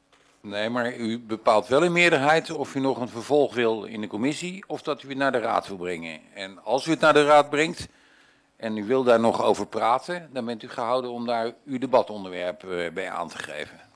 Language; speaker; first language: Dutch; native; Dutch